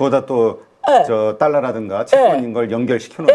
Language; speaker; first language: Korean; native; Korean